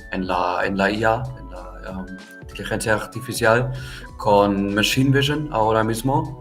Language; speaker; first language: Spanish; non-native, fluent; German